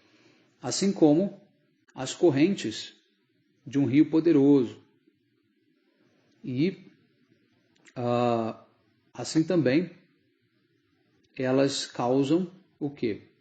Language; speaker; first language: Portuguese; native; Portuguese